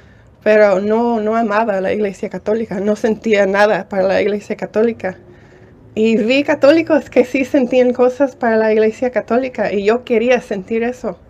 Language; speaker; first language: Spanish; non-native, fluent; English